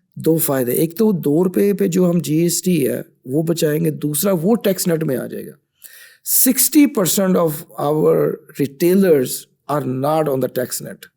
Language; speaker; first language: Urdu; non-native, local second language; Punjabi